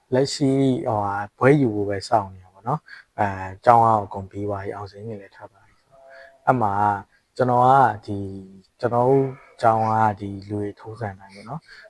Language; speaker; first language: Burmese; native; Burmese